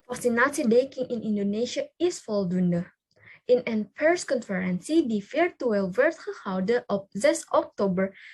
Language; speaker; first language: Dutch; non-native, learner; Indonesian